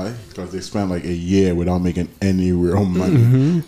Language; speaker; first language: English; non-native, local second language; Yoruba